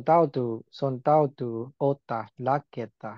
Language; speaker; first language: Finnish; non-native, learner; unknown